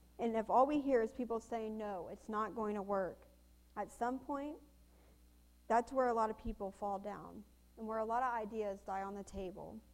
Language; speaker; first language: English; native; English